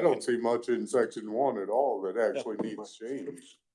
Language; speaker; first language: English; native; English